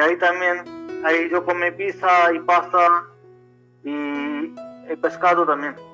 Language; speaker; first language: Spanish; non-native, learner; Punjabi